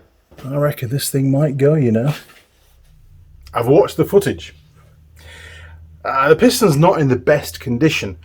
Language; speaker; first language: English; native; English